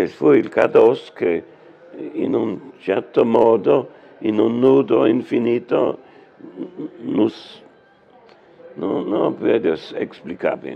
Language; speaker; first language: Spanish; non-native, learner; German